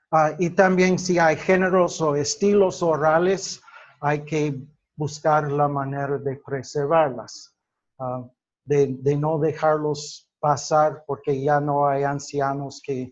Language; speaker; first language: Spanish; non-native, fluent; English